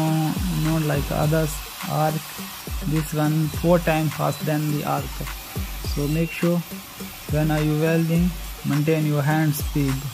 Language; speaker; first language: English; non-native, learner; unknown